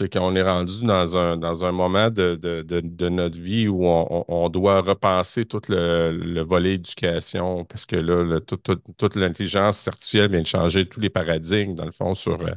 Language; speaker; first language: French; native; French